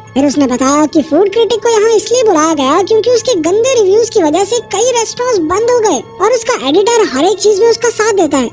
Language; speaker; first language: Hindi; native; Hindi